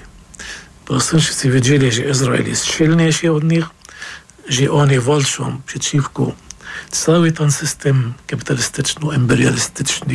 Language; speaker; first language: Polish; non-native, fluent; Arabic